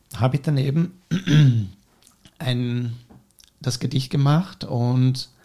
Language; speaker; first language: German; non-native, fluent; English